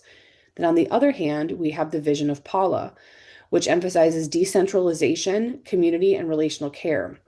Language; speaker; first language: English; native; English